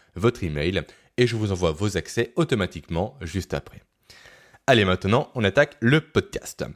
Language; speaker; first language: French; native; French